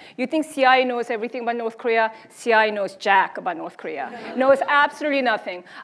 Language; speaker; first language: English; early bilingual, other home language; Korean